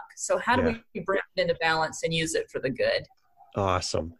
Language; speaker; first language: English; native; English